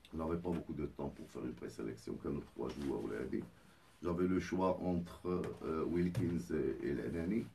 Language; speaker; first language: French; non-native, local second language; Arabic